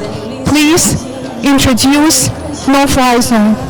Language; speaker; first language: English; non-native, fluent; Russian